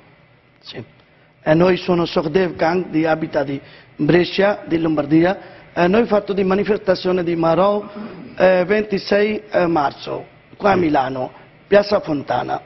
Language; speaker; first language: Italian; non-native, learner; Punjabi